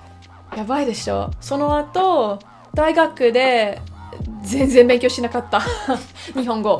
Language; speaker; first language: Japanese; non-native, learner; English